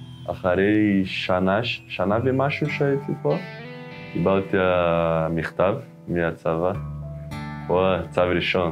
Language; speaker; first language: Hebrew; non-native, learner; Portuguese